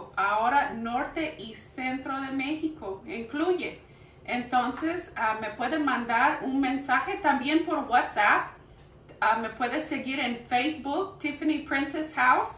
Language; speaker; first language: Spanish; early bilingual, heritage; Spanish